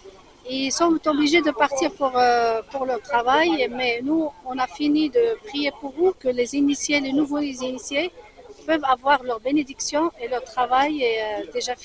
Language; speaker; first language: French; non-native, fluent; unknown